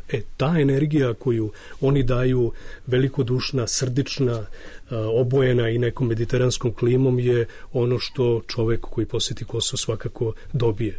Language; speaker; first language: Serbian; native; Serbian